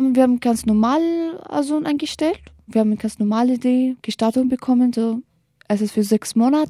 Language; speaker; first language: German; non-native, learner; Kurdish